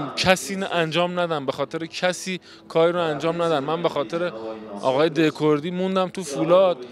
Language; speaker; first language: Persian; native; Persian